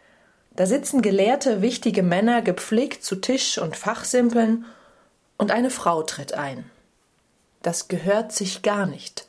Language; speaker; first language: German; native; German